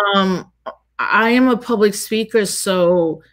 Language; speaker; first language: English; native; English